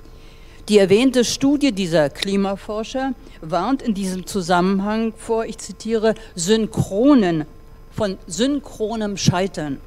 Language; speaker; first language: German; native; German